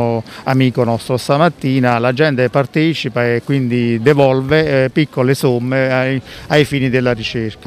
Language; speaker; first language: Italian; native; Italian